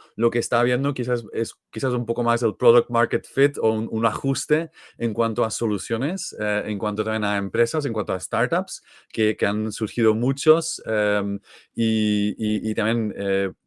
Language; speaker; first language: Spanish; non-native, fluent; Dutch